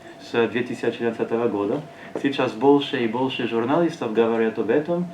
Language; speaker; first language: Russian; non-native, learner; French